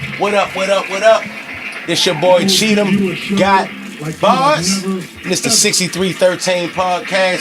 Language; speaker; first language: English; native; English